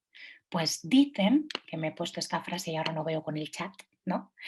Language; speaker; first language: Spanish; native; Spanish